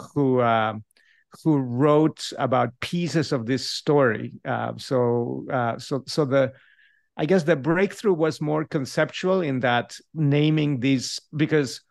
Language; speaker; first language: English; non-native, fluent; Spanish